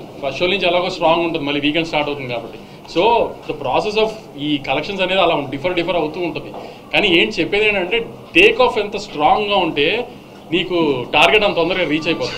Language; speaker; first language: Telugu; native; Telugu